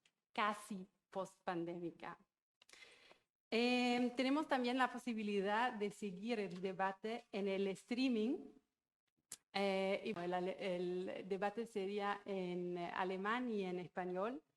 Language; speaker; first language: Spanish; non-native, fluent; German